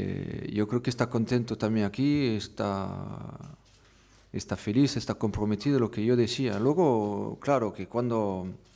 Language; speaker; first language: Spanish; non-native, fluent; French